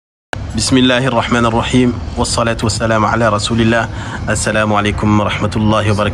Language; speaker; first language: Arabic; non-native, fluent; French